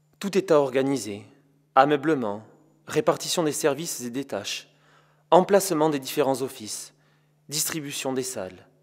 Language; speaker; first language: French; native; French